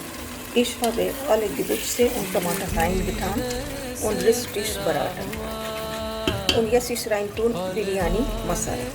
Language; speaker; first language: German; non-native, learner; Hindi